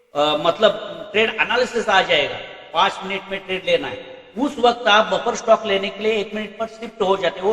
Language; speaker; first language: Hindi; non-native, local second language; Marathi